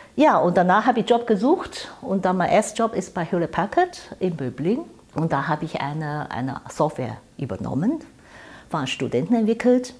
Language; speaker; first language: German; non-native, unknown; Chinese